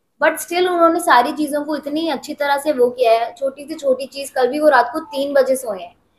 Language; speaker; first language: Hindi; native; Hindi